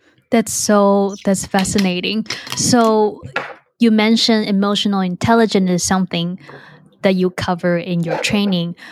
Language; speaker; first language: English; non-native, fluent; Chinese